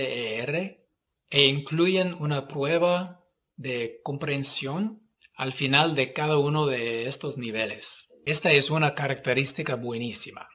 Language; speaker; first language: Spanish; non-native, fluent; English